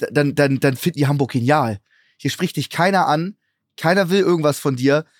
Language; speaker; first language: German; native; German